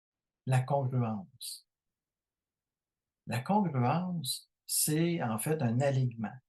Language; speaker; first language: French; native; French